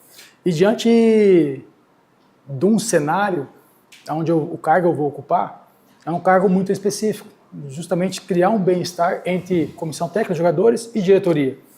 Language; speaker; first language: Portuguese; native; Portuguese